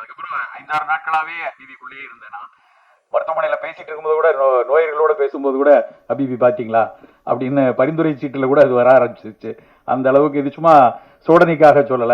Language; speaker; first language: Tamil; native; Tamil